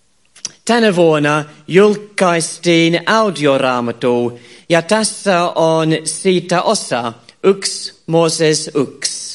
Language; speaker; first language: Finnish; non-native, fluent; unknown